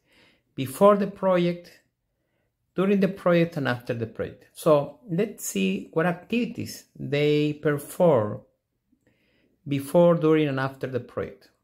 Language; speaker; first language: English; non-native, fluent; Spanish